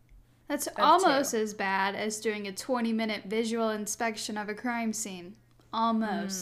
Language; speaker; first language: English; native; English